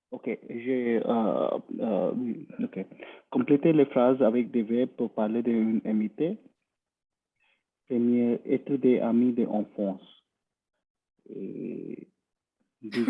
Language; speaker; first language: French; non-native, learner; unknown